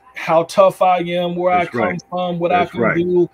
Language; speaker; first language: English; native; English